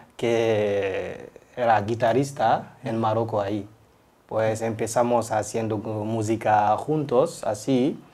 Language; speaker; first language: Spanish; non-native, learner; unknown